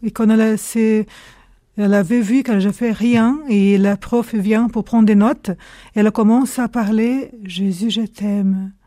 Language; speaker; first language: French; non-native, fluent; Portuguese